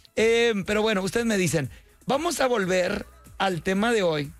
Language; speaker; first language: Spanish; native; Spanish